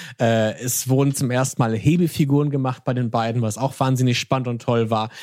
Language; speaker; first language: German; native; German